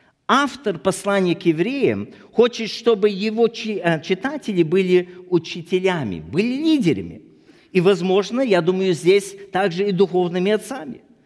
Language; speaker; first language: Russian; native; Russian